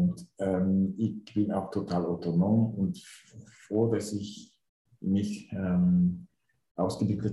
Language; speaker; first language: German; non-native, learner; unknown